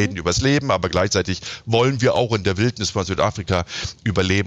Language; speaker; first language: German; native; German